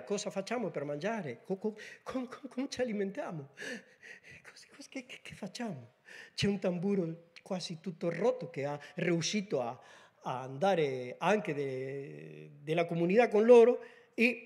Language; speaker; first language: Italian; non-native, learner; Spanish